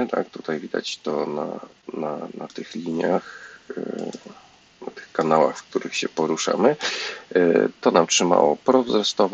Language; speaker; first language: Polish; native; Polish